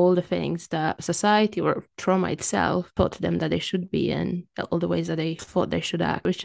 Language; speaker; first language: English; non-native, fluent; Romanian